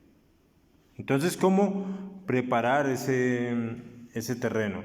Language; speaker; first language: Spanish; native; Spanish